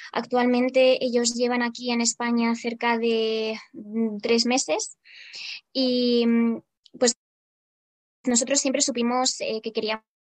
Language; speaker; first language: Spanish; non-native, fluent; Ukrainian